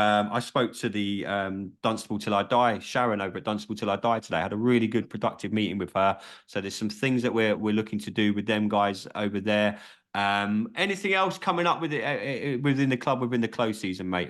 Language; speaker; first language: English; native; English